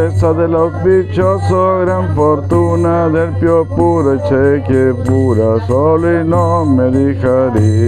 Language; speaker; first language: Italian; non-native, learner; Spanish